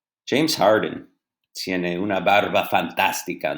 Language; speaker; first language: Spanish; non-native, fluent; English